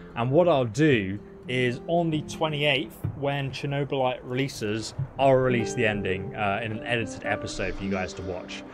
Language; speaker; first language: English; native; English